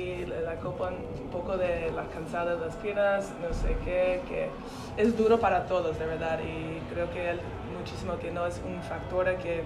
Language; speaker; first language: Spanish; non-native, learner; English